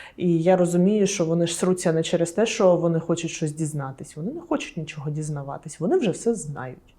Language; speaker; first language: Ukrainian; non-native, local second language; Russian